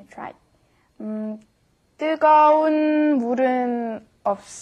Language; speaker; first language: Korean; non-native, learner; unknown